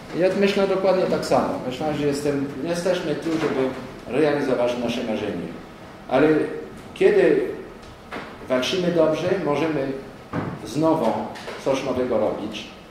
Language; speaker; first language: Polish; non-native, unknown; French